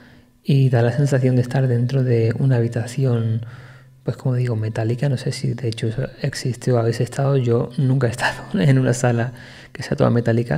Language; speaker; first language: Spanish; native; Spanish